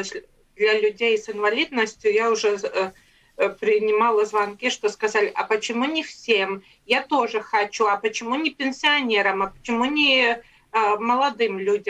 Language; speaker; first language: Russian; non-native, local second language; Latvian